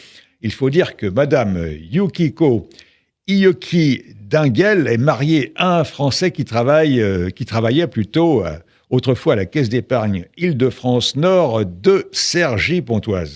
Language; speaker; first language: French; native; French